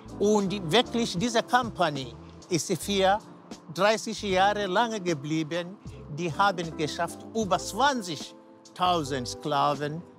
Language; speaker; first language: German; non-native, fluent; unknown